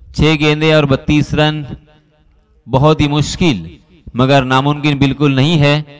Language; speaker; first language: Hindi; non-native, local second language; Marathi